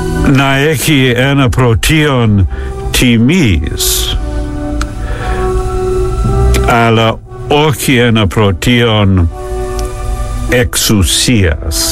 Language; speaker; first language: Greek; non-native, fluent; English